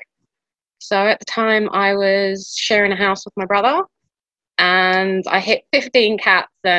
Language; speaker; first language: English; native; English